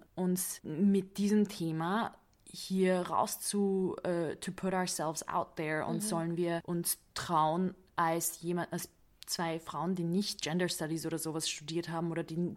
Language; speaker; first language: German; non-native, fluent; Hungarian